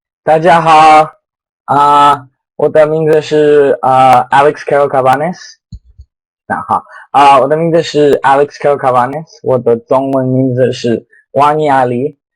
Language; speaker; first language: Chinese; non-native, learner; English